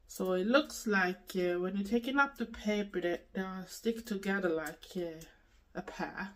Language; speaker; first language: English; non-native, fluent; Swedish